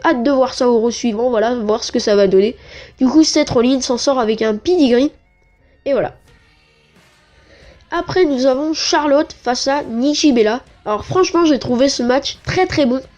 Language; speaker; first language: French; native; French